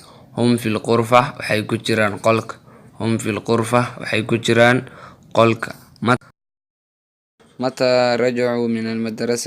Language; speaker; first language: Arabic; non-native, fluent; Somali